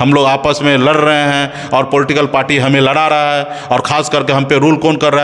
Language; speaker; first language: Hindi; native; Hindi